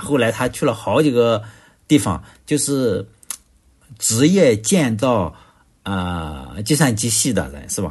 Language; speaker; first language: Chinese; native; Chinese